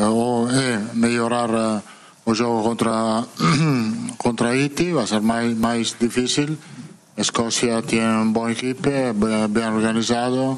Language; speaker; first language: Portuguese; non-native, fluent; Italian